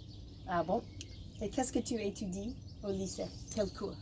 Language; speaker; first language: French; non-native, fluent; English